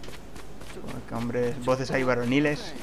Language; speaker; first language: Spanish; native; Spanish